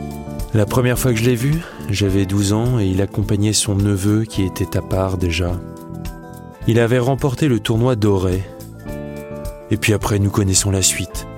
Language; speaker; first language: French; native; French